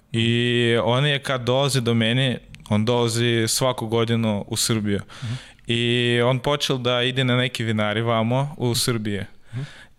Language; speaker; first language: Serbian; non-native, learner; Russian